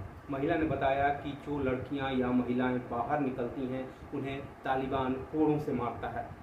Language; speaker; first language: Hindi; native; Hindi